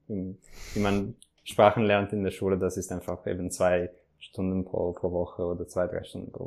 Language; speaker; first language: German; non-native, fluent; Italian